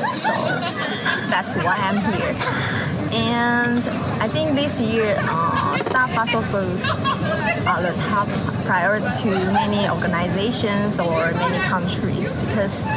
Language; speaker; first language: English; non-native, learner; Chinese